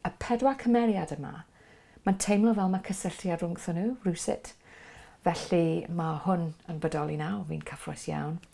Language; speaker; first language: Welsh; non-native, local second language; English